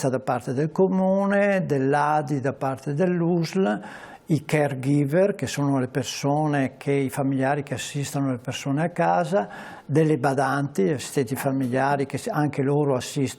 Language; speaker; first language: Italian; native; Italian